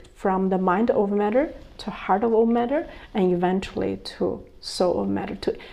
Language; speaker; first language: English; non-native, fluent; Chinese